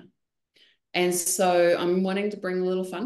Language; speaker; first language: English; native; English